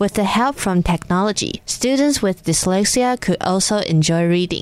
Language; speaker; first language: English; non-native, fluent; Chinese